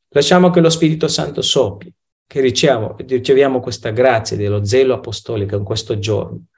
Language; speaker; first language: Italian; non-native, fluent; Romanian